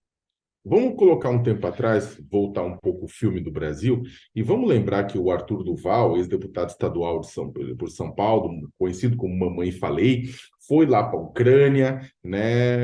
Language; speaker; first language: Portuguese; native; Portuguese